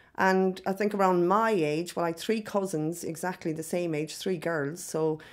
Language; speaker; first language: English; native; English